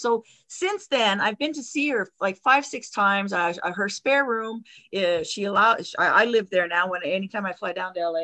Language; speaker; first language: English; non-native, fluent; French